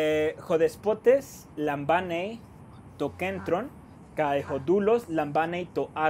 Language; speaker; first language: Greek; non-native, fluent; Spanish